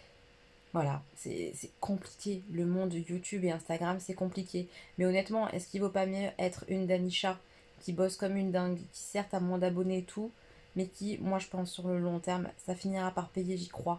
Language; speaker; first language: French; native; French